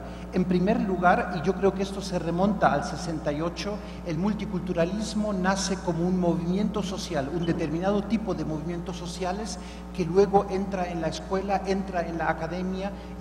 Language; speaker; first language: Spanish; non-native, fluent; German